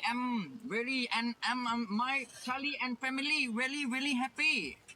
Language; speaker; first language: English; non-native, learner; Thai